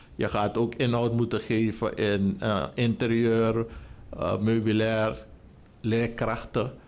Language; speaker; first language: Dutch; native; Dutch